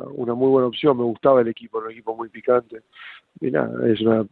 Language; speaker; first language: Spanish; native; Spanish